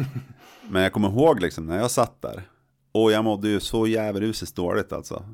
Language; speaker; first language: Swedish; native; Swedish